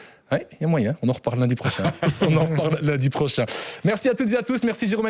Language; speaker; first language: French; native; French